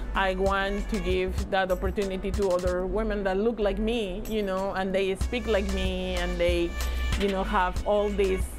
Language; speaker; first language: English; non-native, fluent; Spanish